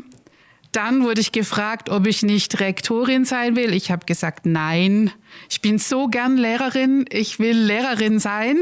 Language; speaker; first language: German; native; German